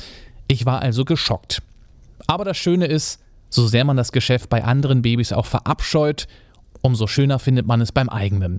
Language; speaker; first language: German; native; German